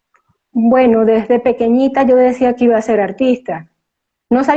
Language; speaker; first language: Spanish; native; Spanish